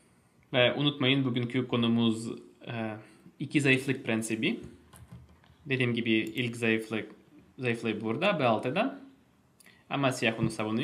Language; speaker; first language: Turkish; non-native, fluent; Russian